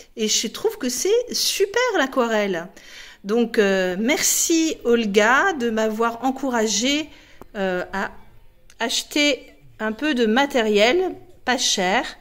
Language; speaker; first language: French; native; French